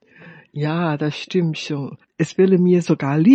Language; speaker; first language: German; non-native, fluent; Chinese